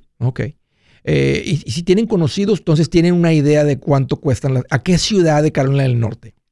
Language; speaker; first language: Spanish; early bilingual, heritage; Spanish